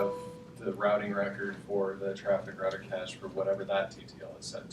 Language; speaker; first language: English; native; English